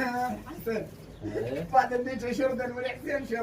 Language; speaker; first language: Arabic; native; Arabic